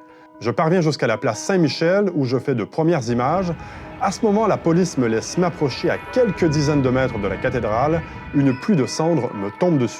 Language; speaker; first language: French; native; French